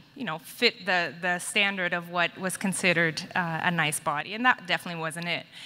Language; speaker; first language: English; native; English